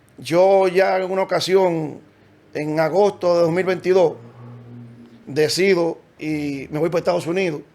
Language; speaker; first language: Spanish; native; Spanish